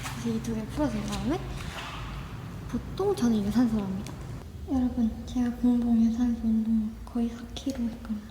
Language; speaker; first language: Korean; native; Korean